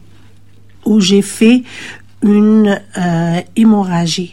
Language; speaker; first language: French; non-native, local second language; Arabic